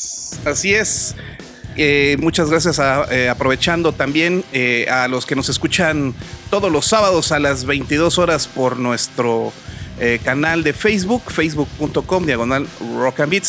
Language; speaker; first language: Spanish; native; Spanish